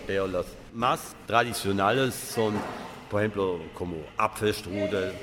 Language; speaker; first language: Spanish; non-native, fluent; German